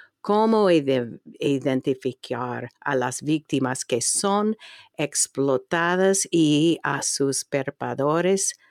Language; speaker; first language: Spanish; non-native, fluent; English